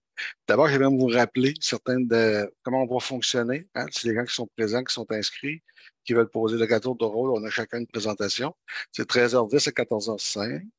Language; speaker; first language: French; native; French